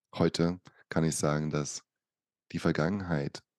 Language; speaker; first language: German; early bilingual, other home language; Portuguese